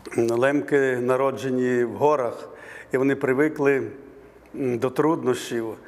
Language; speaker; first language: Ukrainian; native; Ukrainian